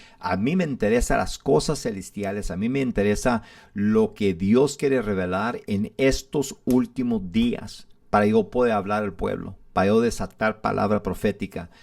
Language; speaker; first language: Spanish; early bilingual, heritage; English